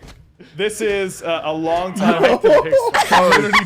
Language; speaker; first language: English; native; English